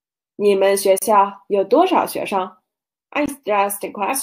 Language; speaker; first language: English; non-native, learner; Chinese